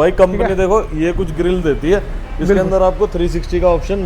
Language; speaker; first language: Hindi; native; Hindi